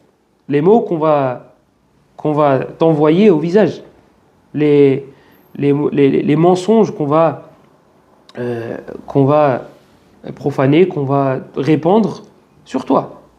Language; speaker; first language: French; native; French